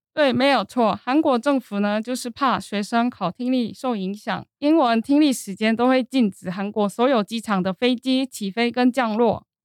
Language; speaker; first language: Chinese; non-native, fluent; Korean